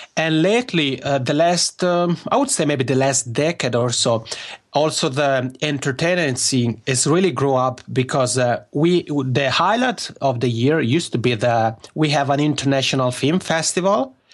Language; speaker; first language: English; non-native, fluent; Italian